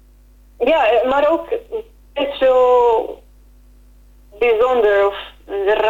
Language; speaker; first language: Dutch; non-native, fluent; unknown